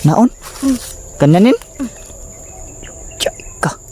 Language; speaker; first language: Filipino; non-native, local second language; Cebuano